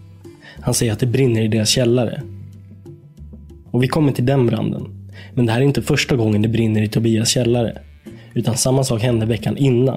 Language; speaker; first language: Swedish; native; Swedish